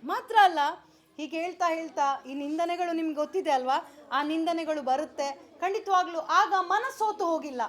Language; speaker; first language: Kannada; non-native, local second language; Konkani